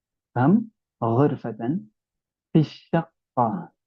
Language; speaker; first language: Arabic; non-native, fluent; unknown